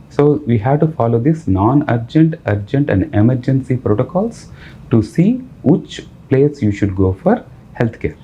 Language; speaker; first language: English; non-native, local second language; Telugu